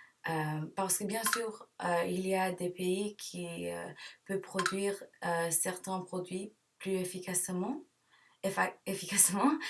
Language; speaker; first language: French; non-native, learner; English